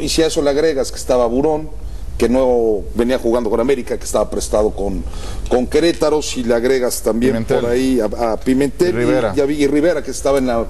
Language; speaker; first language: Spanish; native; Spanish